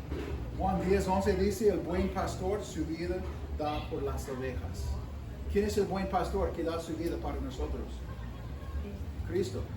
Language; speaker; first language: Spanish; non-native, fluent; English